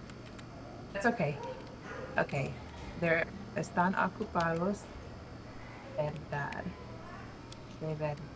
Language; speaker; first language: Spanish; non-native, learner; English